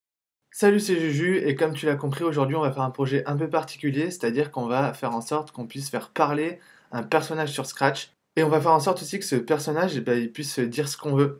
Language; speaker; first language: French; native; French